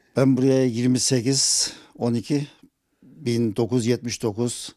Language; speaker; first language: Turkish; native; Turkish